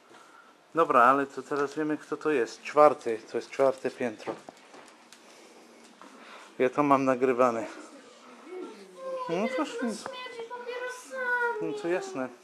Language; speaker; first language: Polish; non-native, fluent; English